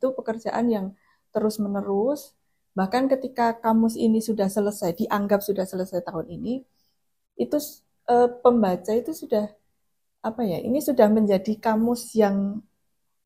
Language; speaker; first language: Indonesian; non-native, local second language; Javanese